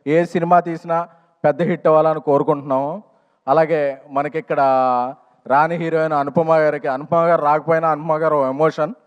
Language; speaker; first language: Telugu; native; Telugu